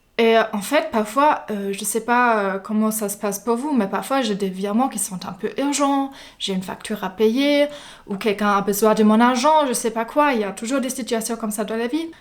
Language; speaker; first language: French; non-native, fluent; German